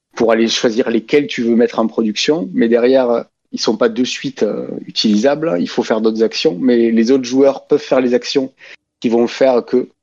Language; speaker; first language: French; native; French